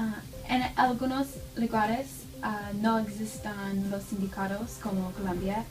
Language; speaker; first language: Spanish; non-native, learner; English